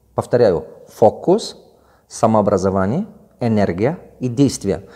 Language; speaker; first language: Russian; non-native, local second language; Tajik